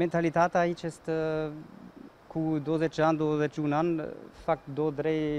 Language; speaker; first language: Romanian; non-native, learner; German